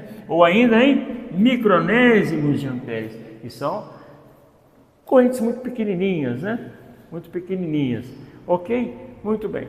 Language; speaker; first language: Portuguese; native; Portuguese